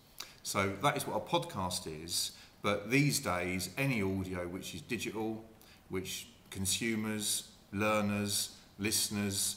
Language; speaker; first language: English; native; English